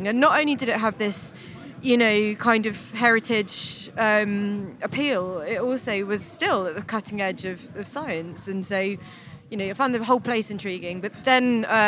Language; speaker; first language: English; native; English